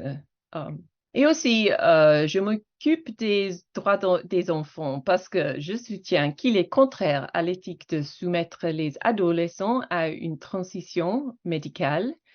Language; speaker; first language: French; non-native, fluent; English